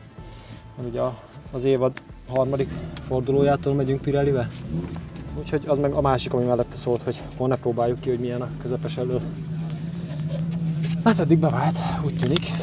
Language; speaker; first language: Hungarian; native; Hungarian